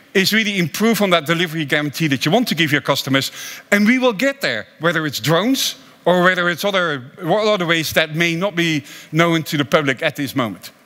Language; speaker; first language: English; non-native, fluent; Dutch